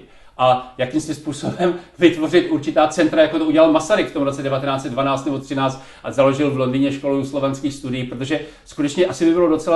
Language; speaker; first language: Czech; native; Czech